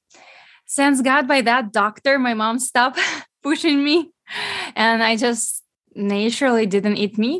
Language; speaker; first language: English; non-native, fluent; Ukrainian